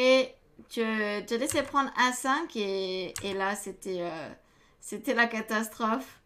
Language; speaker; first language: French; native; French